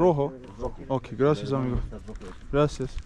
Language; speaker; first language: Spanish; non-native, learner; Turkish